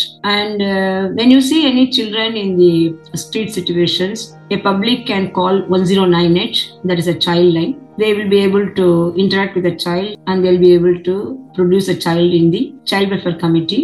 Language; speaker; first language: English; non-native, local second language; Tamil